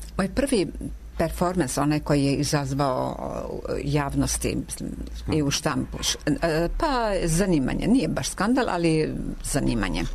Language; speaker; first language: Serbian; non-native, local second language; Hungarian